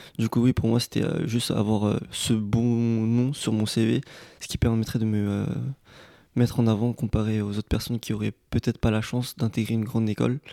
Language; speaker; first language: French; native; French